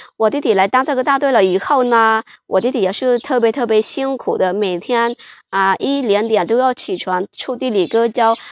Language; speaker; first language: Chinese; non-native, fluent; Lao